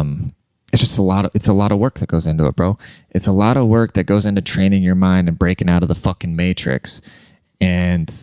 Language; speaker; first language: English; native; English